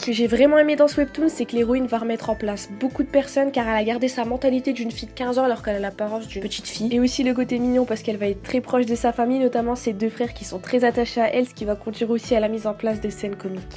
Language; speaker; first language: French; native; French